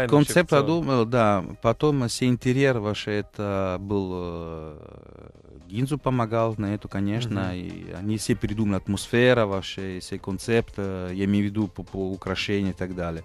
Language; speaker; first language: Russian; non-native, fluent; Italian